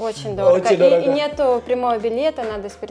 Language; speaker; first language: Russian; native; Russian